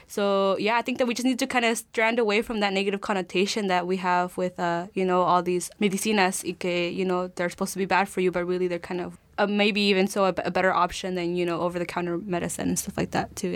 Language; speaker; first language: English; early bilingual, other home language; Spanish